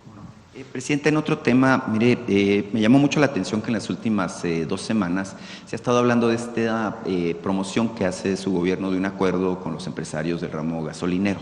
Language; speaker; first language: Spanish; native; Spanish